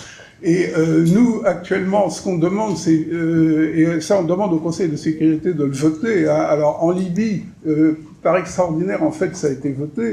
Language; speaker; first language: French; native; French